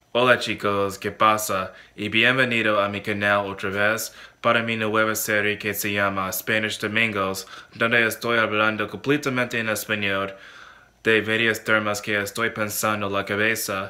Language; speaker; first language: Spanish; non-native, learner; English